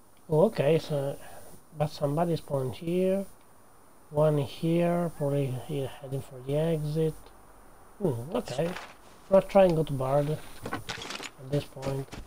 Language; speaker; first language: English; non-native, fluent; Italian